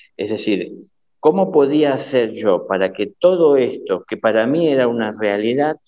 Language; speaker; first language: Spanish; native; Spanish